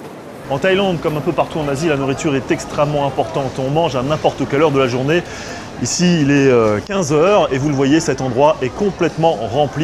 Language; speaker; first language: French; native; French